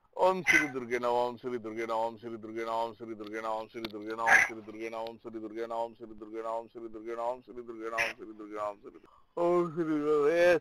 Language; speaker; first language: Hindi; native; Hindi